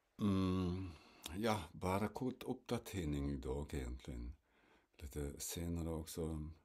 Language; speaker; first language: Swedish; non-native, fluent; German